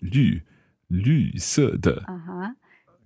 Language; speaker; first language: Chinese; non-native, learner; English